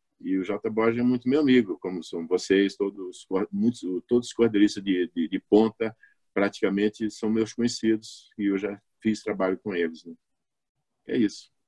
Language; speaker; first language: Portuguese; native; Portuguese